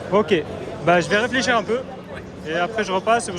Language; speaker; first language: French; native; French